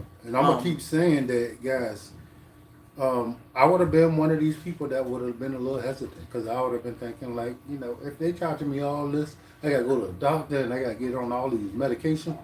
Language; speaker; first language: English; native; English